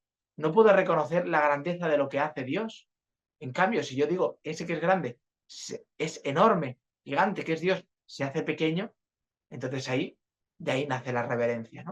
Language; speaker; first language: Spanish; native; Spanish